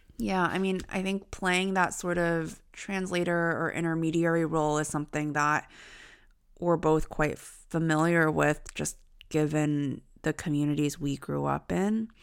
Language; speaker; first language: English; early bilingual, other home language; Chinese